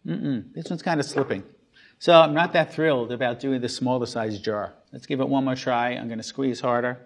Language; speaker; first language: English; native; English